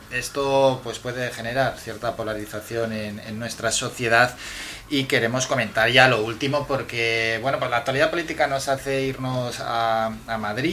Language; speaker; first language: Spanish; native; Spanish